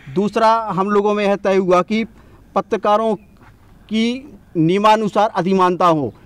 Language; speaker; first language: Hindi; native; Hindi